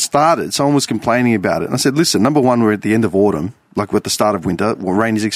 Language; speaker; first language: English; non-native, local second language; Greek